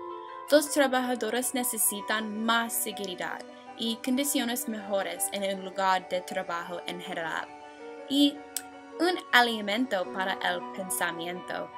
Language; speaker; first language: Spanish; non-native, learner; English